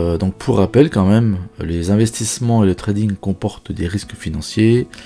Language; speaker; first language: French; native; French